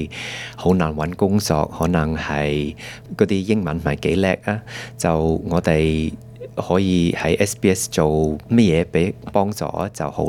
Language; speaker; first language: Chinese; early bilingual, heritage; Cantonese